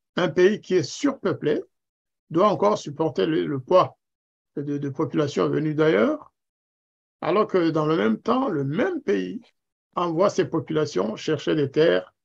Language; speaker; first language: French; non-native, local second language; Kinyarwanda